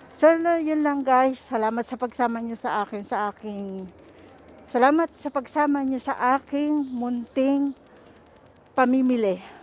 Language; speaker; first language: Filipino; native; Filipino